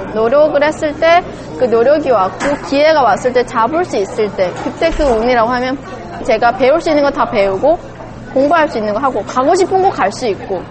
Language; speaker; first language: Korean; native; Korean